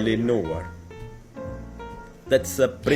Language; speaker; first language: English; non-native, fluent; Indonesian